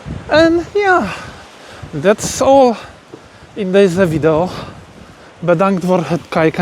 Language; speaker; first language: Dutch; non-native, learner; Polish